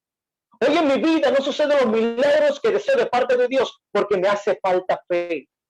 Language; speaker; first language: Spanish; native; Spanish